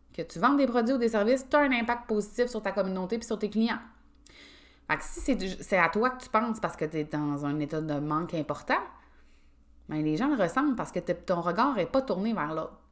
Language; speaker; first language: French; native; French